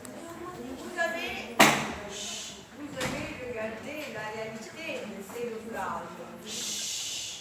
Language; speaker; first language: French; non-native, fluent; Italian